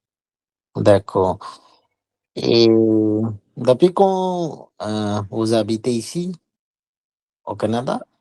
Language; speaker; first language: French; non-native, learner; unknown